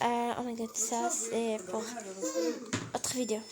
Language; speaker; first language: French; non-native, learner; Arabic